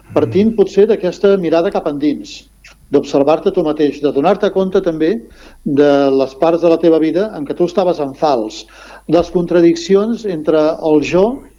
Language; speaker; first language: Catalan; non-native, local second language; Spanish